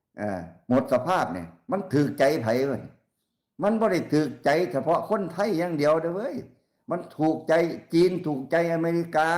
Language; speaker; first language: Thai; non-native, local second language; Lao